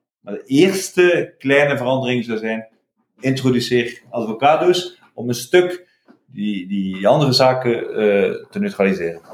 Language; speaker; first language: Dutch; native; Dutch